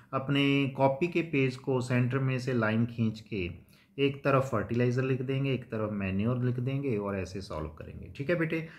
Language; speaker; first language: Hindi; non-native, local second language; Punjabi